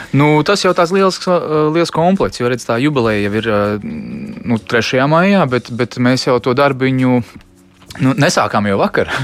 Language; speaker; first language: Latvian; native; Latvian